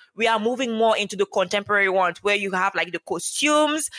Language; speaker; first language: English; non-native, local second language; French